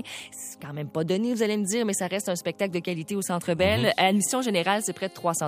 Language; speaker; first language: French; native; French